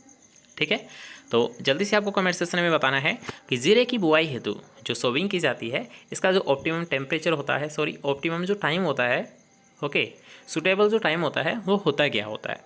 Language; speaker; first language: Hindi; native; Hindi